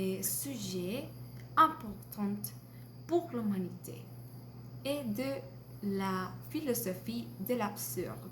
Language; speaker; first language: French; non-native, learner; Spanish